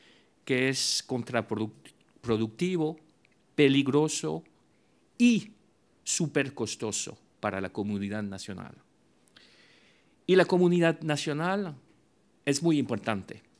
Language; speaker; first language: Spanish; non-native, fluent; French